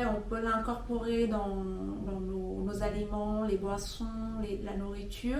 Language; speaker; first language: French; non-native, fluent; Vietnamese